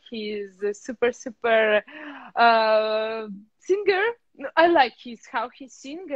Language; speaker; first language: English; non-native, learner; Russian